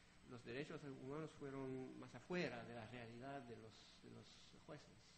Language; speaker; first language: Spanish; non-native, fluent; French